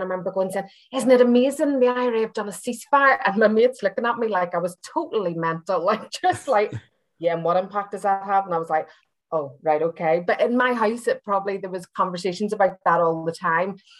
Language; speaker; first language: English; native; English